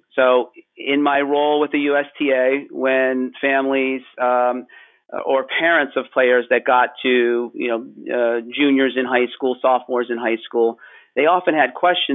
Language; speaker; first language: English; native; English